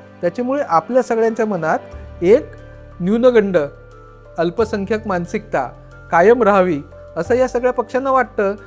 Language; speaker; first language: Marathi; native; Marathi